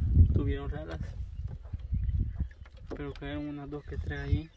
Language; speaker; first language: Spanish; native; Spanish